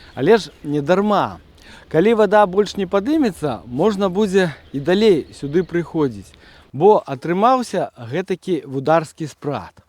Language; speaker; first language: Belarusian; native; Belarusian